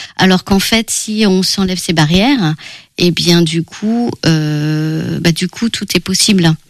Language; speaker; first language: French; early bilingual, other home language; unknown